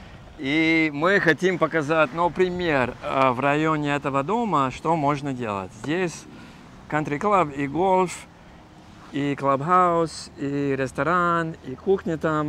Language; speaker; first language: Russian; non-native, fluent; English